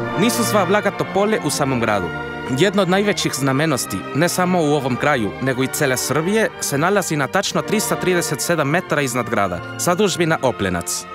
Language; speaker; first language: Croatian; non-native, fluent; Spanish